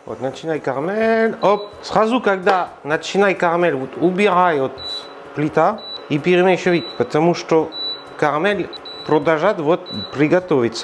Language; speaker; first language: Russian; non-native, learner; French